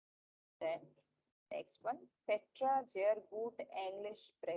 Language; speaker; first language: German; non-native, learner; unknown